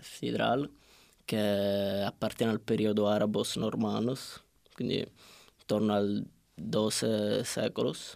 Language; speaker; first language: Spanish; non-native, learner; Italian